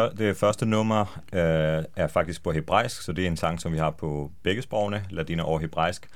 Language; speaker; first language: Danish; non-native, fluent; Hebrew